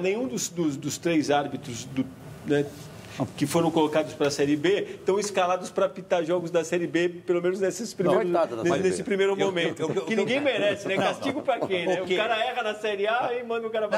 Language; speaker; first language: Portuguese; native; Portuguese